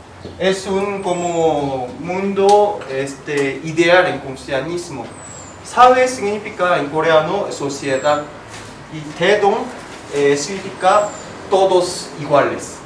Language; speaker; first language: Spanish; non-native, fluent; Korean